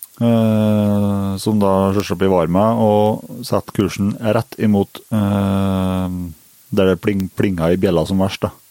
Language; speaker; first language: Norwegian; native; Norwegian